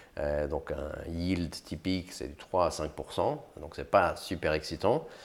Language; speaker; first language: French; early bilingual, other home language; Portuguese